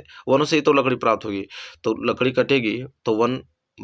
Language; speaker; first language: Hindi; native; Hindi